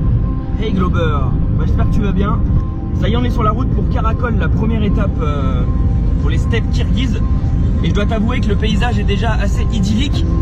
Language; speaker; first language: French; native; French